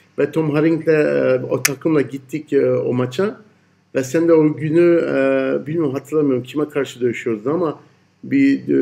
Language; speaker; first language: Turkish; early bilingual, heritage; Turkish